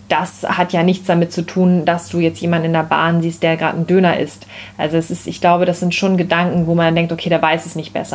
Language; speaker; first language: German; native; German